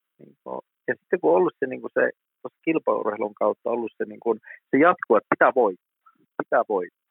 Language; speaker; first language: Finnish; native; Finnish